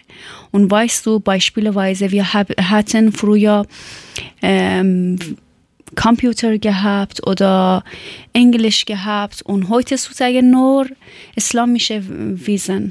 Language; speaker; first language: German; non-native, learner; Persian